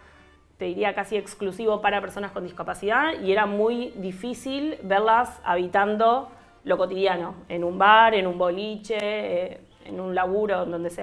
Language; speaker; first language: Spanish; native; Spanish